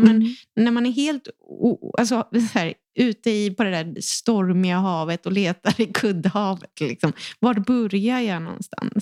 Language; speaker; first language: Swedish; native; Swedish